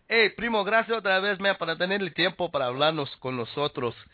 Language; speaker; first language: Spanish; non-native, learner; English